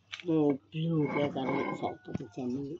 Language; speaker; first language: Indonesian; non-native, local second language; Javanese